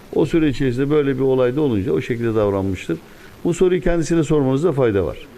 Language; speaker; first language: Turkish; native; Turkish